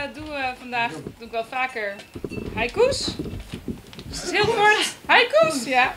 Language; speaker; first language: Dutch; native; Dutch